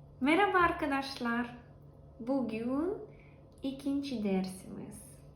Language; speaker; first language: Turkish; non-native, learner; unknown